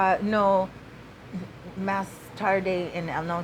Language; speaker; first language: Spanish; non-native, learner; English